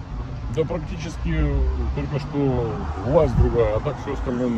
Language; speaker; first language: Russian; native; Russian